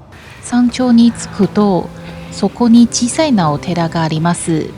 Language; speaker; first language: Japanese; non-native, fluent; Chinese